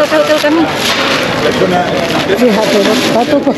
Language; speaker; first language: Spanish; non-native, learner; Filipino